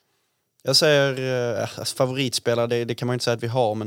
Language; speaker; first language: Swedish; native; Swedish